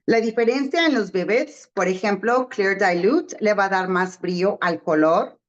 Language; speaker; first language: Spanish; early bilingual, heritage; Spanish